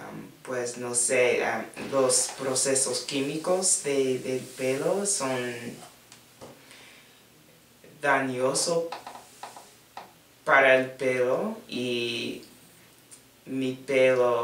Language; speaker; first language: Spanish; non-native, learner; English